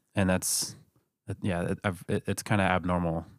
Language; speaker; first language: English; native; English